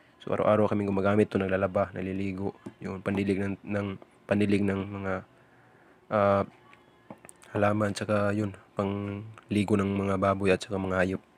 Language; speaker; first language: Filipino; non-native, local second language; Cebuano